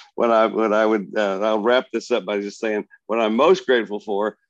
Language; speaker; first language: English; native; English